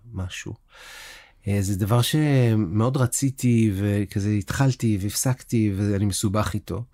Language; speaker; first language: Hebrew; native; Hebrew